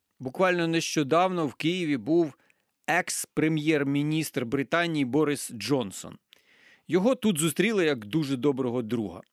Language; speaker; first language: Ukrainian; native; Ukrainian